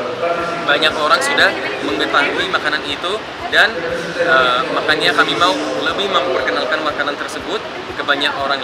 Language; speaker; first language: Indonesian; non-native, fluent; Arabic